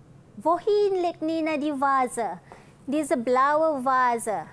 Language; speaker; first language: German; non-native, fluent; Malay